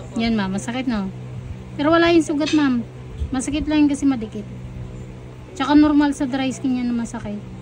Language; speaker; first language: Filipino; native; Filipino